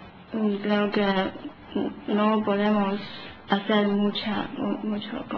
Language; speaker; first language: Spanish; non-native, learner; Chinese